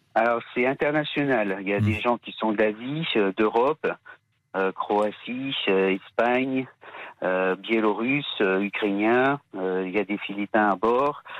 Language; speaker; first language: French; native; French